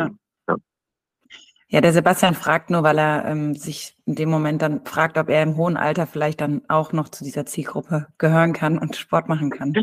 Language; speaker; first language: German; native; German